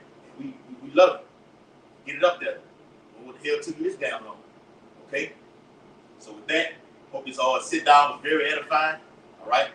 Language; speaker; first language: English; native; English